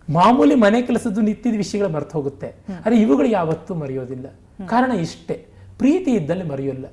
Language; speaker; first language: Kannada; non-native, local second language; Tamil